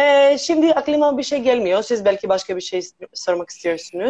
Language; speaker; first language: Turkish; non-native, learner; Greek